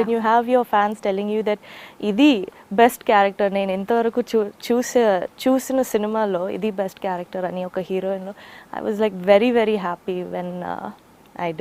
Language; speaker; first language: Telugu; non-native, fluent; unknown